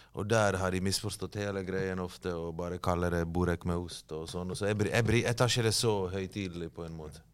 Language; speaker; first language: Norwegian; early bilingual, other home language; Bosnian